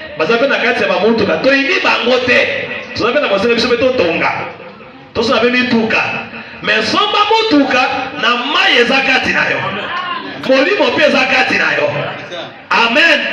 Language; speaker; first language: Lingala; native; Lingala